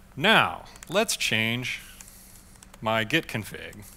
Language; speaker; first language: English; native; English